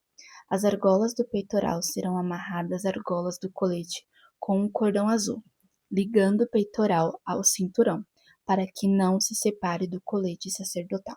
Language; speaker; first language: Portuguese; native; Portuguese